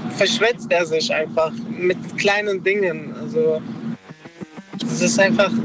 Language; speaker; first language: German; early bilingual, other home language; Spanish